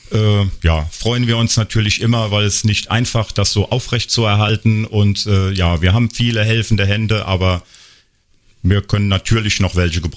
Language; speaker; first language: German; native; German